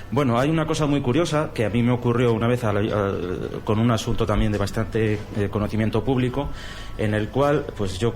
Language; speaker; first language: Spanish; native; Spanish